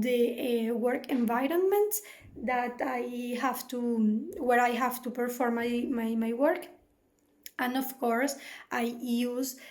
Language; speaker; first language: English; non-native, fluent; Spanish